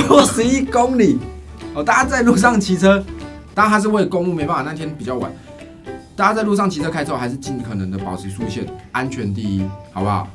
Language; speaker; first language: Chinese; native; Chinese